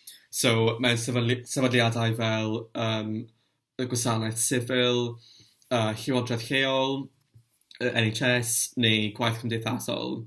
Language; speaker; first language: Welsh; non-native, local second language; English